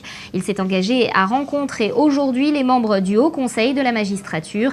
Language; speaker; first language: French; native; French